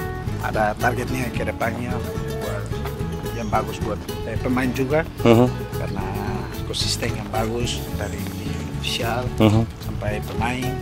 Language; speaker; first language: Indonesian; non-native, learner; Tetum